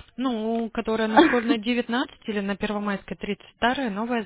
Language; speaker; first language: Russian; native; Russian